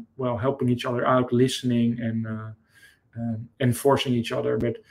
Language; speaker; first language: English; non-native, fluent; Dutch